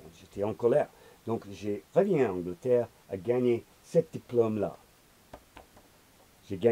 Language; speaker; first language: French; non-native, learner; English